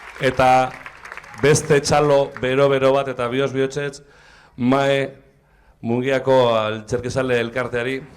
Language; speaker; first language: Basque; native; Basque